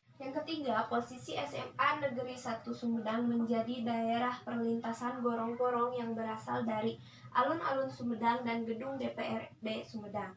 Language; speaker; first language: Indonesian; native; Indonesian